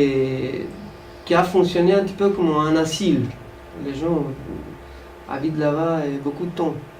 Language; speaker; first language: French; non-native, fluent; Spanish